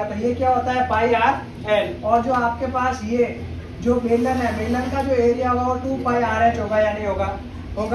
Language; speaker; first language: Hindi; native; Hindi